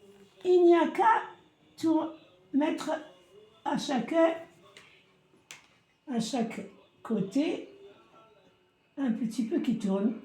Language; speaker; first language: French; non-native, local second language; Arabic